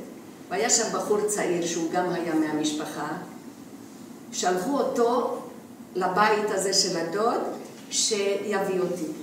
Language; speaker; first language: Hebrew; non-native, fluent; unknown